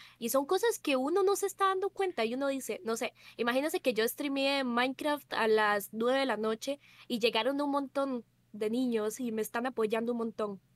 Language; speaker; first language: Spanish; native; Spanish